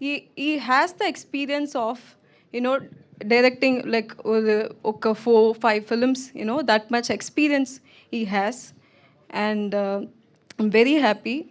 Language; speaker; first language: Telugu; non-native, learner; Tamil